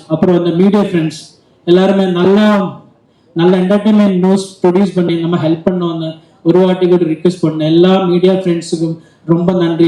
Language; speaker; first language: Tamil; non-native, learner; Malayalam